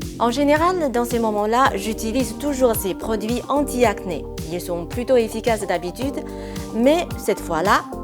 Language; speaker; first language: French; non-native, fluent; Chinese